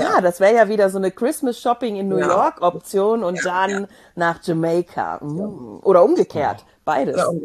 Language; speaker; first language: German; native; German